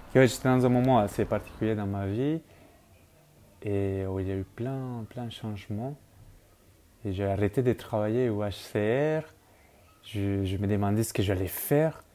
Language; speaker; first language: French; non-native, fluent; Spanish